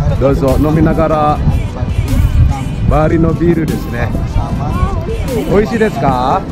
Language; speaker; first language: Japanese; non-native, fluent; Balinese